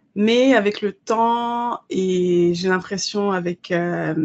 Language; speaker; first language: French; native; French